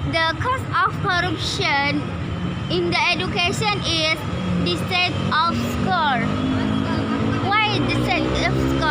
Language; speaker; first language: English; non-native, learner; Indonesian